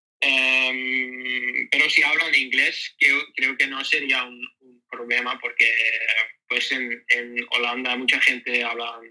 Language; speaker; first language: Spanish; non-native, learner; Dutch